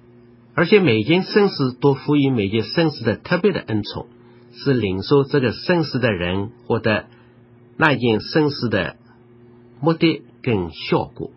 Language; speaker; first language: Chinese; native; Chinese